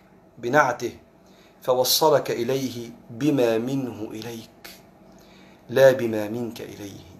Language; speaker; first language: Arabic; native; Arabic